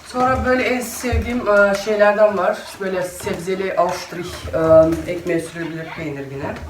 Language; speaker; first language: Turkish; early bilingual, heritage; Turkish